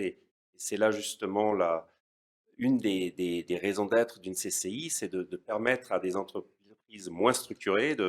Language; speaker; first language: French; native; French